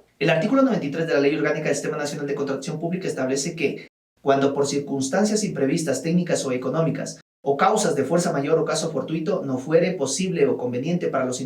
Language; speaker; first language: Spanish; native; Spanish